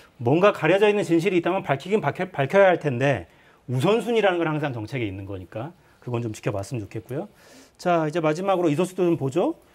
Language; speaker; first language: Korean; native; Korean